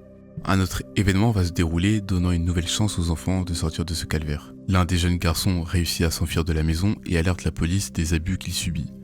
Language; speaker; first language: French; native; French